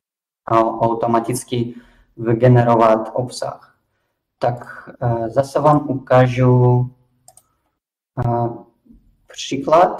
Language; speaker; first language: Czech; non-native, fluent; Russian